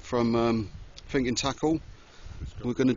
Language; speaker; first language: English; native; English